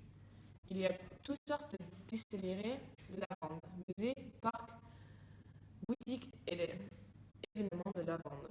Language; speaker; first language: French; non-native, learner; Dutch